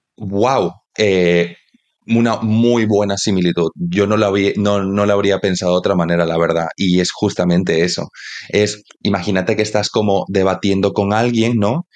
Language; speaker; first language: Spanish; native; Spanish